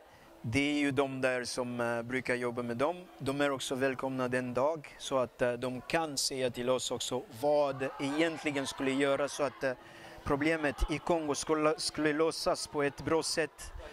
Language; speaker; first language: Swedish; non-native, fluent; Lingala